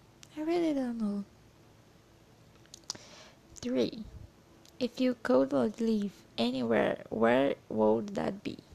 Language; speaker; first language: English; non-native, learner; Portuguese